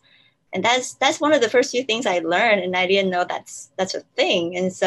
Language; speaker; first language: English; non-native, fluent; Chinese